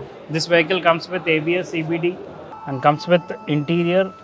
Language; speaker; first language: English; non-native, local second language; Telugu